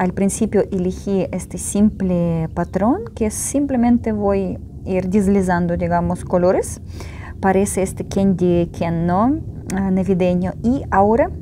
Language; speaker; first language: Spanish; non-native, fluent; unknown